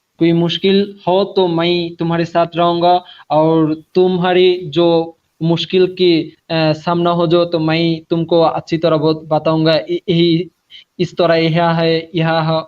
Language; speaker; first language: Hindi; non-native, learner; Bangla